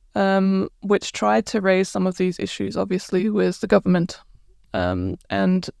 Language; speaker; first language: English; non-native, fluent; Croatian